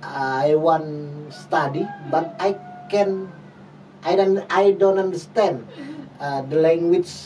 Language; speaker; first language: English; non-native, learner; Indonesian